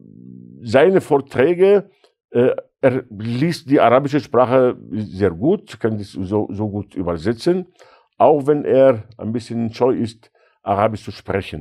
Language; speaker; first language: German; non-native, fluent; Arabic